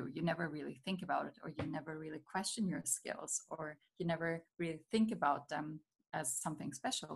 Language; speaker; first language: English; non-native, fluent; German